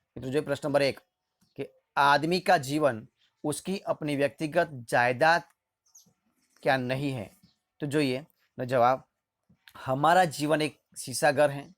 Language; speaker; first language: Hindi; non-native, local second language; Gujarati